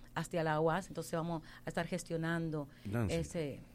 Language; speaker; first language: Spanish; native; Spanish